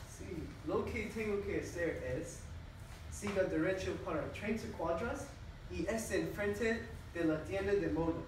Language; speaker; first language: Spanish; non-native, learner; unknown